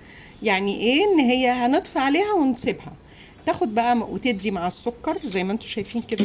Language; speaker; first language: Arabic; native; Arabic